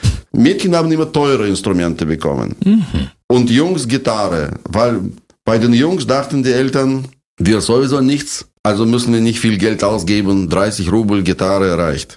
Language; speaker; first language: German; non-native, fluent; Russian